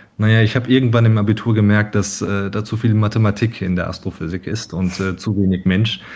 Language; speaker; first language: German; early bilingual, other home language; Turkish